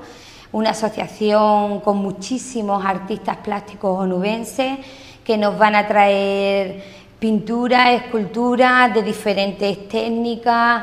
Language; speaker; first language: Spanish; native; Spanish